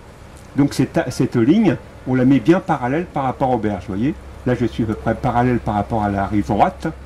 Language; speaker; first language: French; native; French